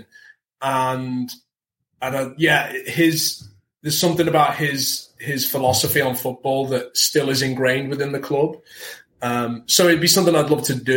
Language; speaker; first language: English; native; English